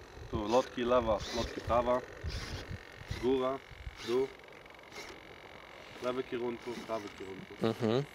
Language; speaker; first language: Polish; non-native, learner; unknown